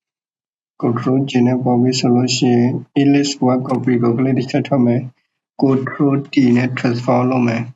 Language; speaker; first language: Burmese; native; Burmese